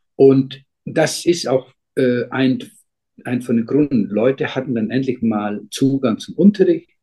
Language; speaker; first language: German; non-native, fluent; Icelandic